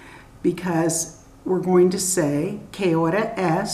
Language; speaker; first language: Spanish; non-native, fluent; English